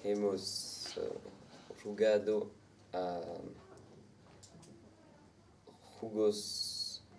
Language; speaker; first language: Spanish; non-native, learner; French